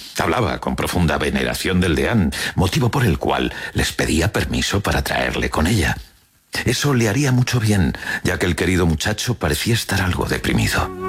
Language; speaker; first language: Spanish; native; Spanish